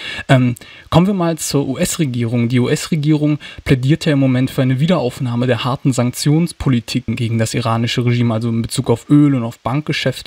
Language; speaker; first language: German; native; German